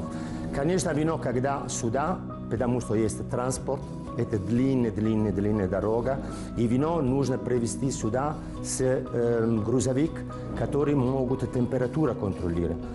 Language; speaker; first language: Russian; non-native, learner; Italian